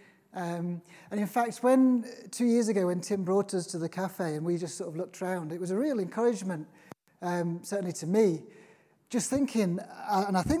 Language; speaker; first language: English; native; English